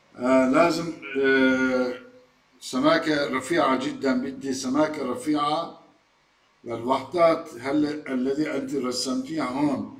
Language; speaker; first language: Arabic; non-native, fluent; Turkish